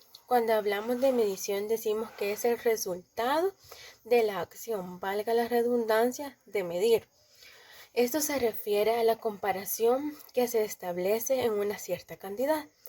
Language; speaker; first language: Spanish; native; Spanish